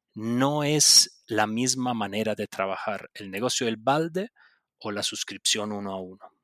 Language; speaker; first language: Spanish; non-native, local second language; Italian